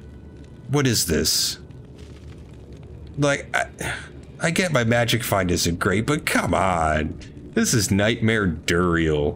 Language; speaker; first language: English; native; English